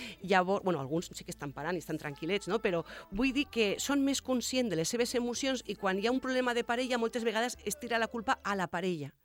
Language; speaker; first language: Catalan; non-native, local second language; Spanish